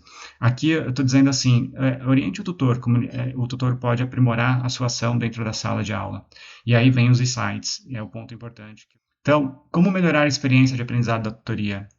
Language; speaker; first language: Portuguese; native; Portuguese